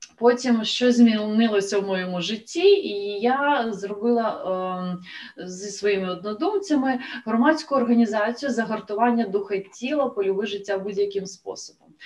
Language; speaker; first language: Ukrainian; native; Ukrainian